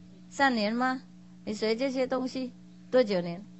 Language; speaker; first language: Chinese; non-native, fluent; Vietnamese